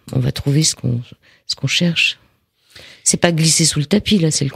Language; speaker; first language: French; native; French